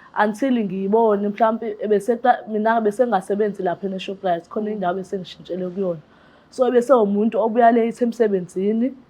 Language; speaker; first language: Zulu; native; Zulu